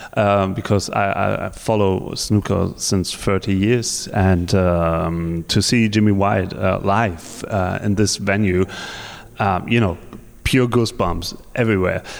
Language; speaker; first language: English; non-native, fluent; German